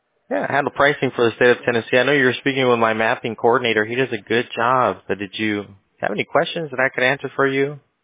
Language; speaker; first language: English; early bilingual, other home language; Spanish